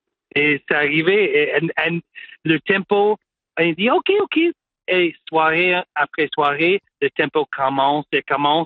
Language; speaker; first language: French; non-native, local second language; English